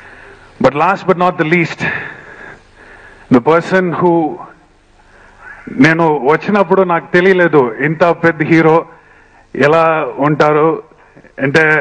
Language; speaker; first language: Telugu; non-native, learner; Malayalam